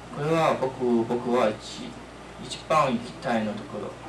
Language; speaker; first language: Japanese; non-native, learner; Chinese